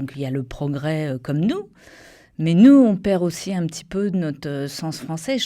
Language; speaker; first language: French; native; French